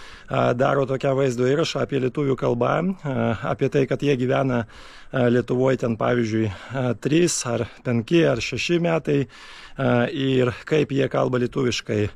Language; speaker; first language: Lithuanian; non-native, fluent; Russian